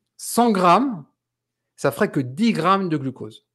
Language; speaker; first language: French; native; French